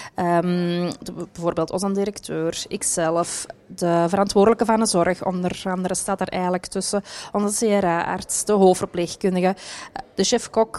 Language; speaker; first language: Dutch; native; Dutch